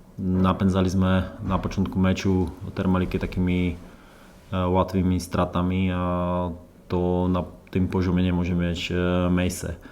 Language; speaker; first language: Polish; non-native, learner; Slovak